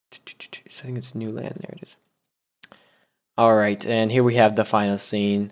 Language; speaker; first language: English; native; English